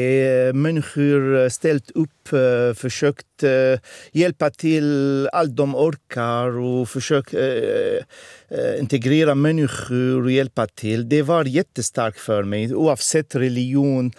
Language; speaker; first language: Swedish; non-native, fluent; Arabic